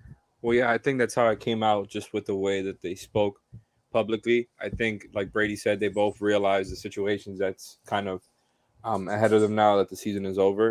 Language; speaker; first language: English; native; English